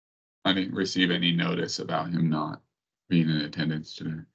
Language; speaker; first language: English; native; English